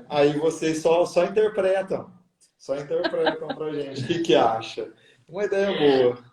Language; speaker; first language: Portuguese; native; Portuguese